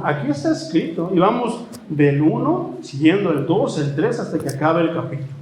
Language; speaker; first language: Spanish; native; Spanish